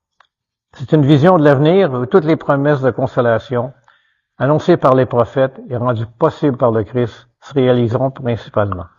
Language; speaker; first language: French; native; French